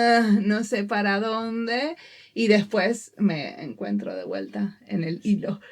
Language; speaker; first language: Spanish; native; Spanish